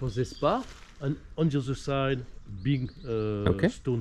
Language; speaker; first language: English; non-native, learner; French